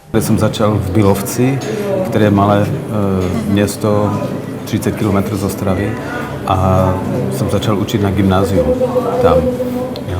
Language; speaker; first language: Czech; non-native, fluent; English